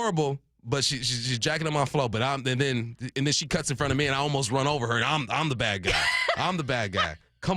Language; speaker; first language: English; native; English